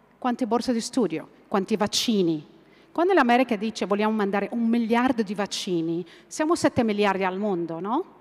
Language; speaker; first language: Italian; non-native, fluent; Arabic